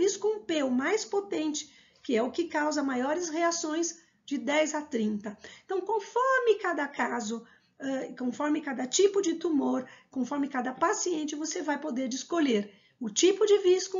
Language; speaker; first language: Portuguese; native; Portuguese